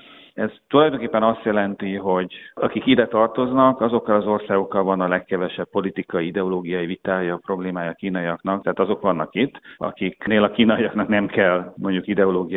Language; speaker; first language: Hungarian; native; Hungarian